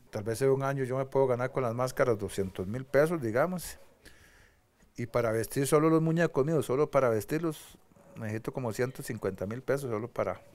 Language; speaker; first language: Spanish; native; Spanish